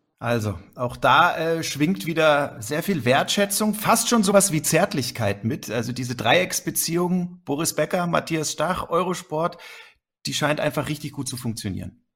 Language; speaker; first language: German; native; German